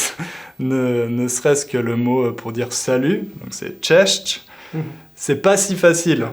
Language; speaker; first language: French; native; French